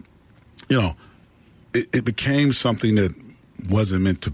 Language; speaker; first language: English; native; English